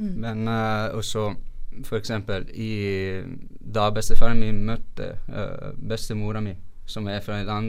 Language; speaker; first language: Norwegian; non-native, fluent; Italian